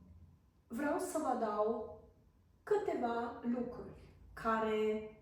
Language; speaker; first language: Romanian; non-native, fluent; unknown